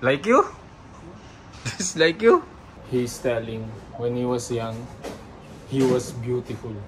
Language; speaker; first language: English; non-native, local second language; Filipino